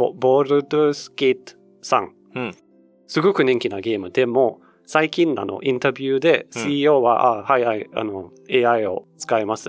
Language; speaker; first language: Japanese; non-native, learner; Danish